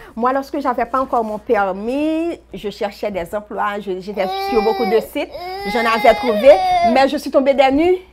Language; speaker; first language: French; non-native, local second language; Haitian Creole